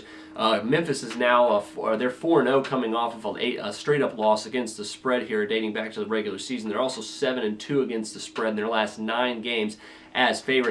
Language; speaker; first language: English; native; English